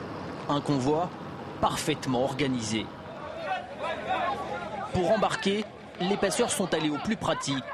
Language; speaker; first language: French; native; French